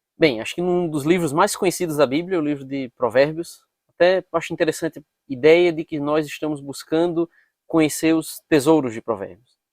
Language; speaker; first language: Portuguese; native; Portuguese